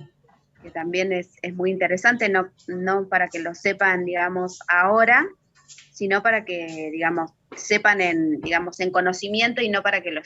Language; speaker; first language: Spanish; native; Spanish